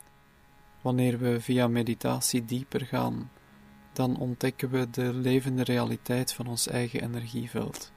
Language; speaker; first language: Dutch; native; Dutch